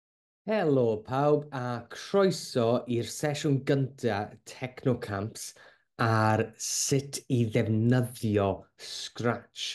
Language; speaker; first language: Welsh; non-native, local second language; English